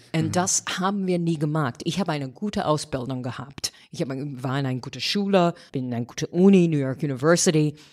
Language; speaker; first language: German; non-native, fluent; English